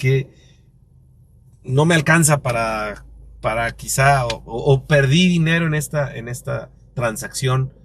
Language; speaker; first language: Spanish; native; Spanish